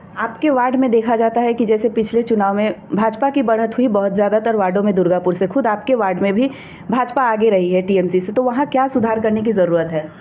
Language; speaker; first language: Hindi; native; Hindi